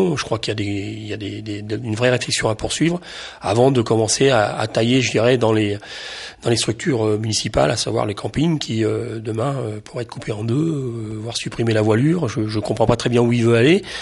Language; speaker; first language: French; native; French